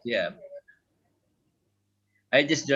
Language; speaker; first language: English; non-native, fluent; Indonesian